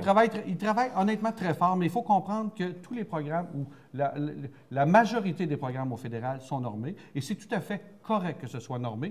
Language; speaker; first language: French; native; French